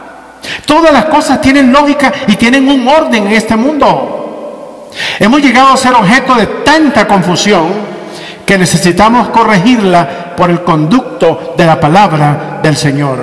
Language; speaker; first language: Spanish; native; Spanish